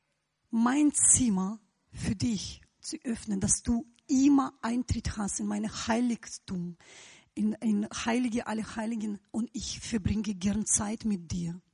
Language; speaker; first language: German; non-native, fluent; Russian